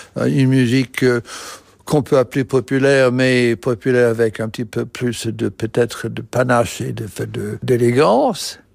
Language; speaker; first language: French; non-native, fluent; English